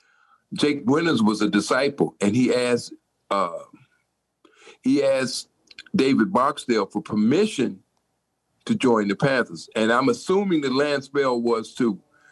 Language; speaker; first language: English; native; English